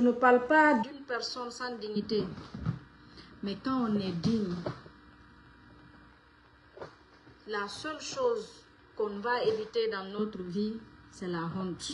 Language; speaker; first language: French; non-native, local second language; Fula